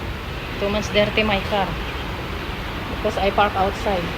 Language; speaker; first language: English; non-native, learner; Filipino